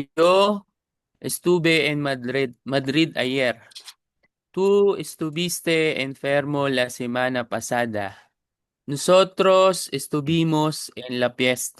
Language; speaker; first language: Spanish; non-native, learner; Filipino